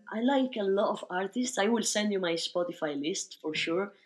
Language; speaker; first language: English; non-native, fluent; Spanish